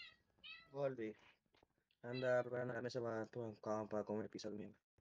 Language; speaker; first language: Spanish; native; Spanish